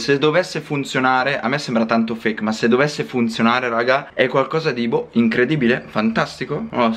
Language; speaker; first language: Italian; native; Italian